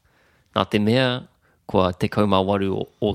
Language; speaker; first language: Māori; non-native, local second language; English